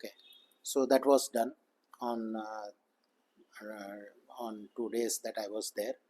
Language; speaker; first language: English; non-native, local second language; Kannada